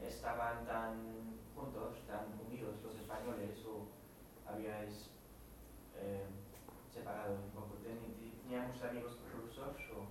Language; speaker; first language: Spanish; non-native, fluent; English